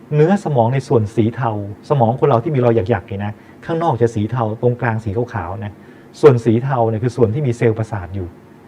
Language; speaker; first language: Thai; native; Thai